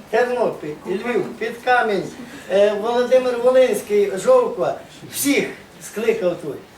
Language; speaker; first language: Ukrainian; native; Ukrainian